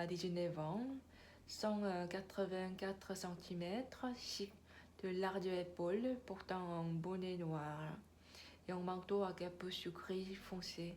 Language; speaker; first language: French; non-native, learner; Korean